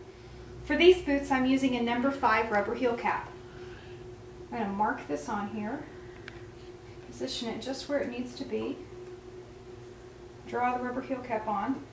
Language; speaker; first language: English; native; English